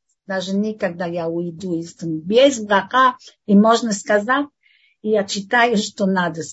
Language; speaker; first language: Russian; non-native, fluent; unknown